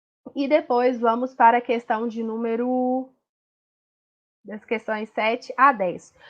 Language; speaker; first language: Portuguese; native; Portuguese